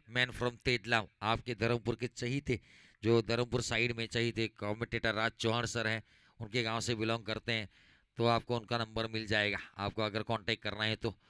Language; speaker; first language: Hindi; non-native, local second language; Gujarati